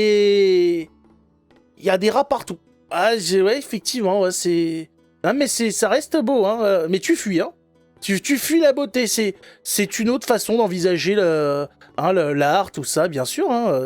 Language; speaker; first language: French; native; French